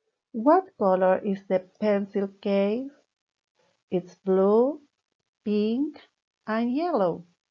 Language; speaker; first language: English; non-native, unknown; Spanish